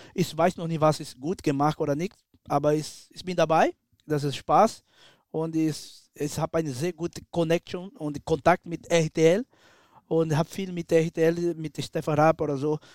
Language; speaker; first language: German; non-native, learner; Portuguese